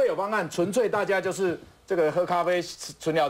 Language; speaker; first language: Chinese; native; Chinese